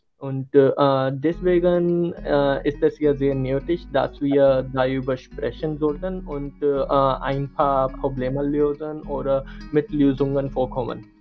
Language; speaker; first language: German; non-native, learner; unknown